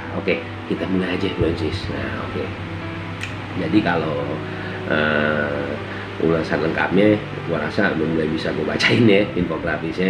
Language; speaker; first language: Indonesian; native; Indonesian